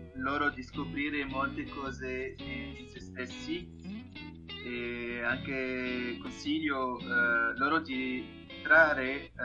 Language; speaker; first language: Italian; non-native, learner; Arabic